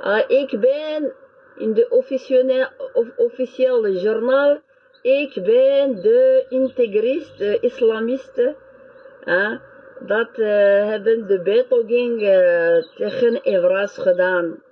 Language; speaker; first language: Dutch; non-native, learner; French